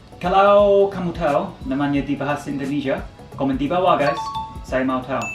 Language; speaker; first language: Indonesian; non-native, learner; English